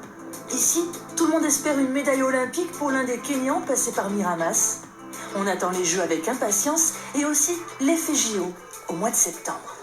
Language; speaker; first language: French; native; French